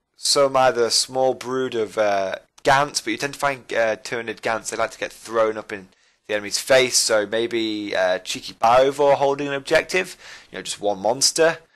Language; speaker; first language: English; native; English